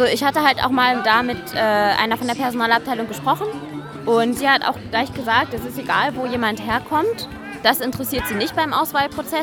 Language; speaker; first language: German; native; German